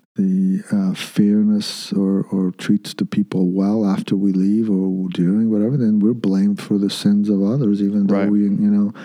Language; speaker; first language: English; early bilingual, other home language; Arabic